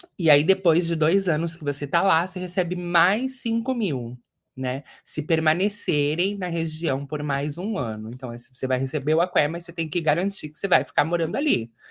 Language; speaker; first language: Portuguese; native; Portuguese